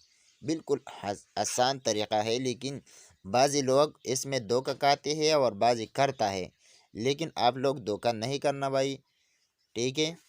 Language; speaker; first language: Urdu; non-native, local second language; Pashto